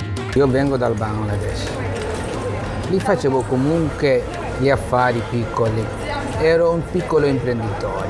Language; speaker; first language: Italian; non-native, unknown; Bangla